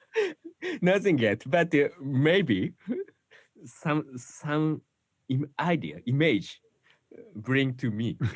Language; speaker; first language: English; non-native, learner; Japanese